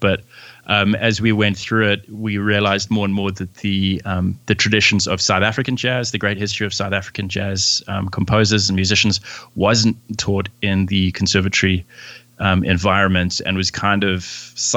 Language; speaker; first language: English; native; English